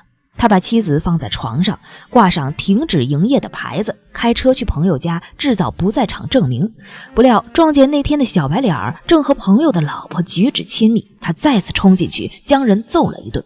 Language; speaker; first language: Chinese; native; Chinese